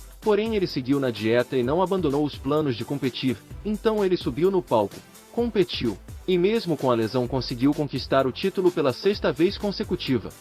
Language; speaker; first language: Portuguese; native; Portuguese